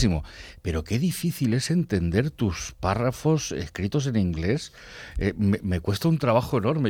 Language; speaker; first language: Spanish; native; Spanish